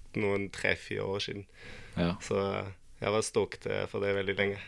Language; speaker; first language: Norwegian; non-native, learner; German